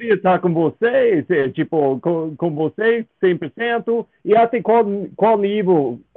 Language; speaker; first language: Portuguese; non-native, fluent; English